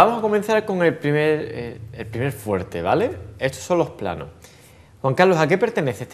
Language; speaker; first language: Spanish; native; Spanish